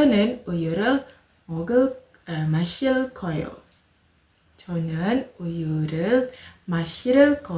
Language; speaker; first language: Korean; non-native, learner; Indonesian